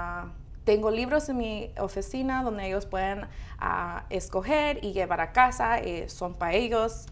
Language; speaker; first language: Spanish; early bilingual, heritage; Spanish